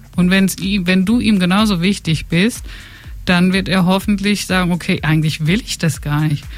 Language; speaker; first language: German; native; German